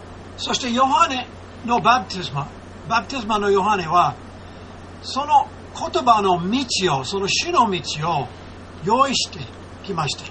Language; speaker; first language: Japanese; non-native, fluent; English